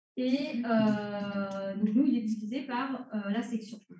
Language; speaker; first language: French; native; French